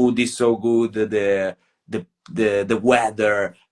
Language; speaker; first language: English; non-native, fluent; Italian